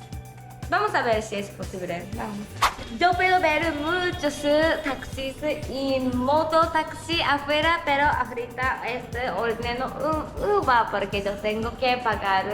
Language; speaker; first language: Spanish; non-native, learner; Japanese